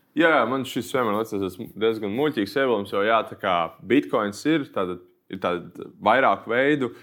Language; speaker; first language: Latvian; native; Latvian